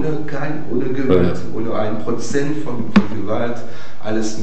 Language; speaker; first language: German; non-native, fluent; French